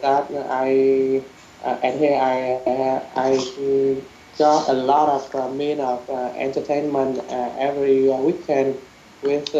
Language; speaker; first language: English; non-native, learner; Vietnamese